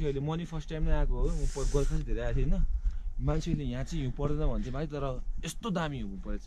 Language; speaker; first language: Nepali; native; Nepali